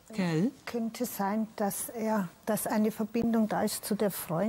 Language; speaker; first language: German; native; German